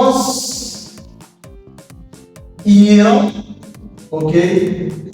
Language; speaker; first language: Portuguese; non-native, fluent; Haitian Creole